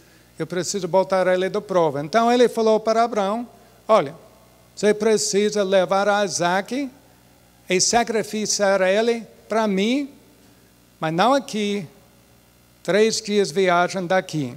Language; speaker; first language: Portuguese; non-native, fluent; English